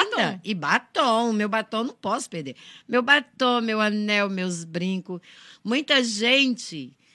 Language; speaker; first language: Portuguese; native; Portuguese